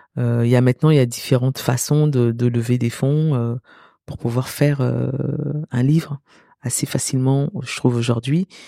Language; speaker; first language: French; early bilingual, other home language; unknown